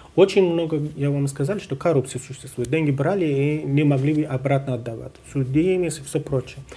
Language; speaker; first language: Russian; non-native, fluent; Persian